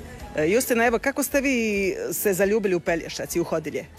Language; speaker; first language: Serbian; native; Serbian